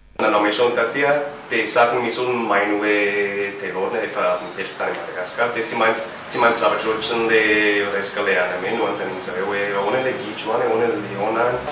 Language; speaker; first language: Malagasy; non-native, fluent; English